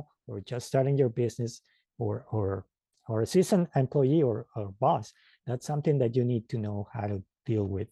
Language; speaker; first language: English; non-native, fluent; Spanish